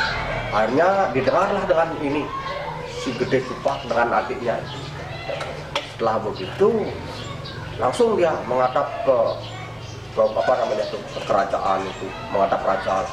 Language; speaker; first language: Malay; non-native, local second language; Balinese